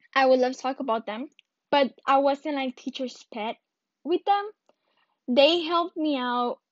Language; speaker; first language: English; early bilingual, other home language; Spanish